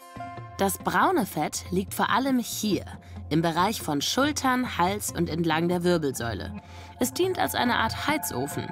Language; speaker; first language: German; native; German